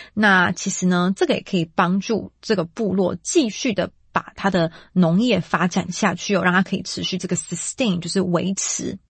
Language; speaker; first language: Chinese; native; Chinese